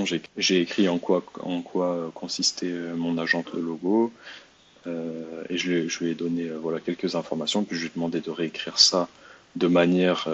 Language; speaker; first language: French; native; French